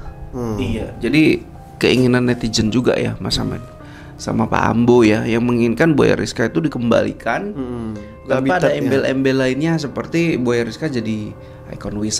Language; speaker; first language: Indonesian; native; Indonesian